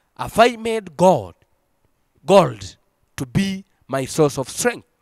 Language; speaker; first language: English; non-native, local second language; Swahili